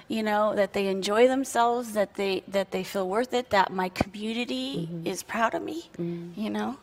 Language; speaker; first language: English; native; English